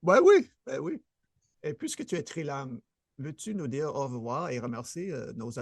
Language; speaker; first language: French; non-native, fluent; English